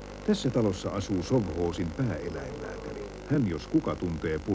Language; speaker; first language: Finnish; native; Finnish